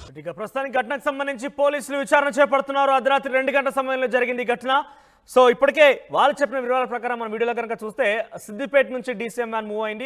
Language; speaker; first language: Telugu; native; Telugu